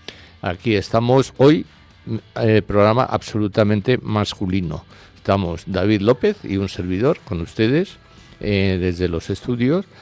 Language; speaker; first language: Spanish; native; Spanish